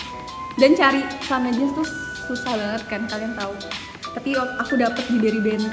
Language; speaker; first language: Indonesian; native; Indonesian